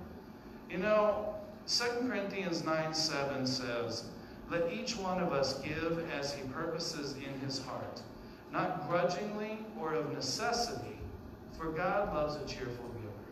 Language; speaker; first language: English; native; English